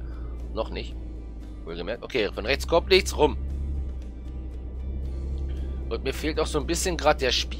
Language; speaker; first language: German; native; German